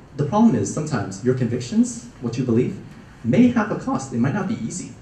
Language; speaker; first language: English; early bilingual, other home language; Cantonese